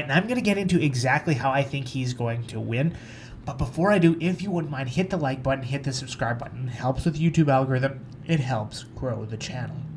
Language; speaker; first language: English; native; English